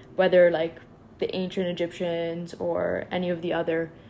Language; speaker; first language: English; non-native, fluent; Arabic